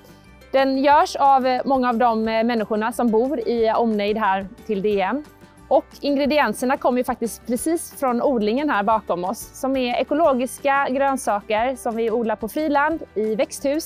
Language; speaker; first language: Swedish; native; Swedish